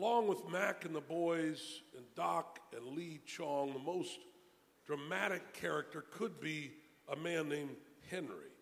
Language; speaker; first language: English; native; English